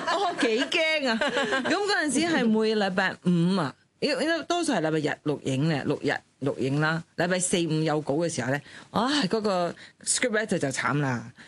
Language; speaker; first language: Cantonese; non-native, fluent; Chinese